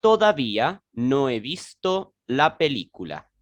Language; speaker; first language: Spanish; non-native, learner; French